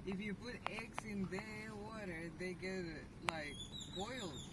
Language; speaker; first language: English; non-native, learner; Spanish